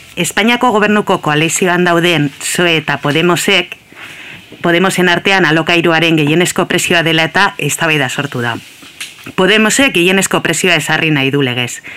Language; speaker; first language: Basque; native; Basque